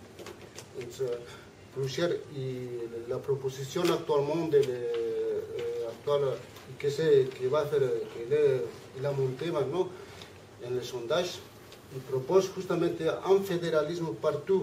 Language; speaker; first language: French; non-native, learner; Spanish